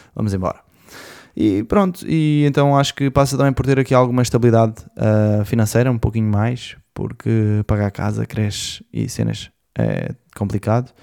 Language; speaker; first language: Portuguese; native; Portuguese